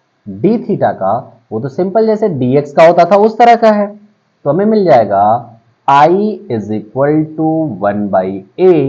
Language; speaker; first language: Hindi; native; Hindi